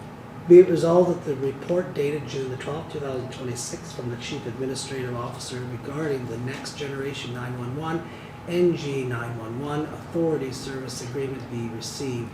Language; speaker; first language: English; native; English